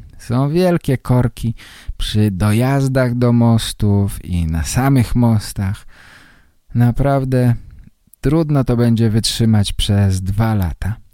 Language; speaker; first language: Polish; native; Polish